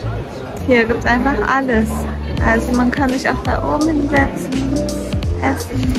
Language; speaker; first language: German; early bilingual, other home language; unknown